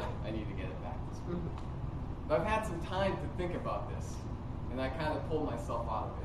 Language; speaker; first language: English; native; English